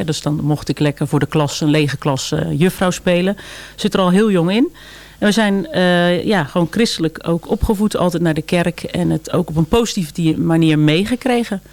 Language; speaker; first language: Dutch; native; Dutch